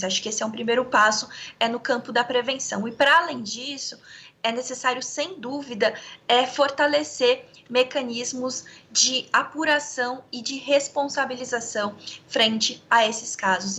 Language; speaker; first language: Portuguese; native; Portuguese